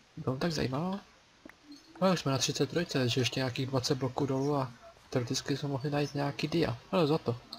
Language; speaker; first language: Czech; native; Czech